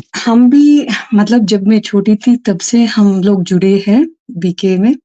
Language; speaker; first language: Hindi; non-native, local second language; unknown